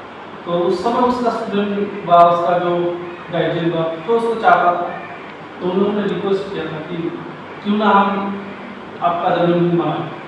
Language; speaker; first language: Hindi; non-native, local second language; Bangla